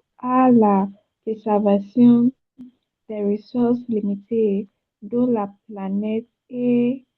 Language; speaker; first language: French; non-native, learner; Yoruba